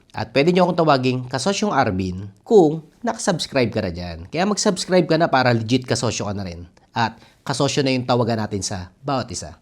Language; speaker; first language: Filipino; native; Filipino